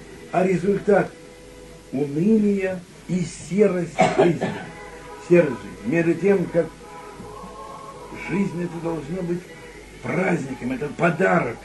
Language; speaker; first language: Russian; native; Russian